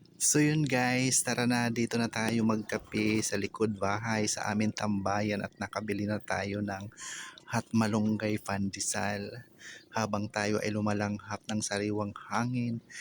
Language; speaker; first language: Filipino; non-native, local second language; Waray